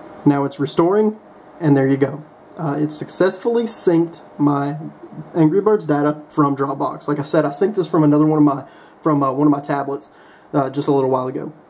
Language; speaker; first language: English; native; English